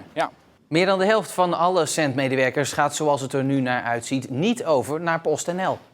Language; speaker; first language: Dutch; native; Dutch